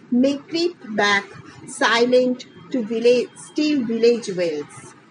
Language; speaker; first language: English; non-native, local second language; Bangla